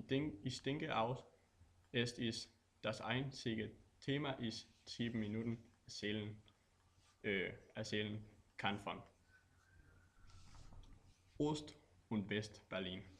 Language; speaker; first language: German; non-native, learner; Danish